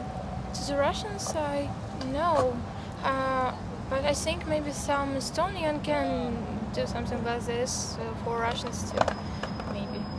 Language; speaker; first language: English; non-native, learner; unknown